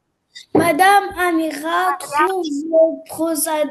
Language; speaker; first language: French; non-native, learner; Arabic